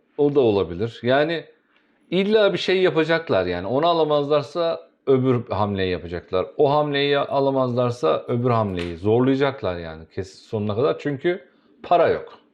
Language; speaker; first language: Turkish; native; Turkish